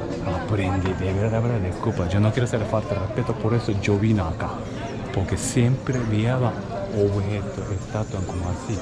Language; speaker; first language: Spanish; non-native, learner; Japanese